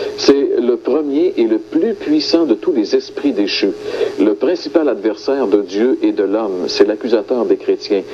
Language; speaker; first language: French; native; French